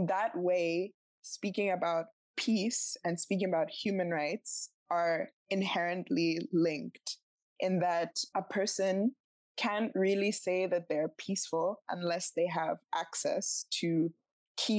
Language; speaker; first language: English; non-native, local second language; Tswana